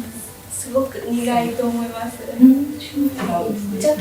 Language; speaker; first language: Japanese; non-native, learner; Vietnamese